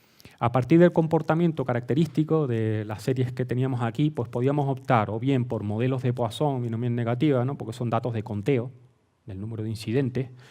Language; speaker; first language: Spanish; native; Spanish